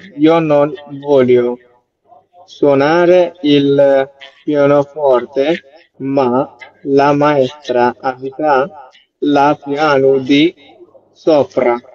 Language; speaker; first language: Italian; non-native, learner; Bangla